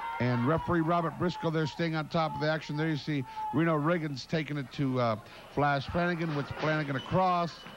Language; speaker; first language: English; native; English